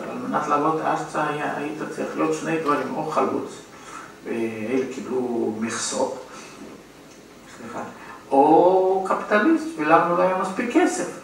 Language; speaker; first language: Hebrew; non-native, fluent; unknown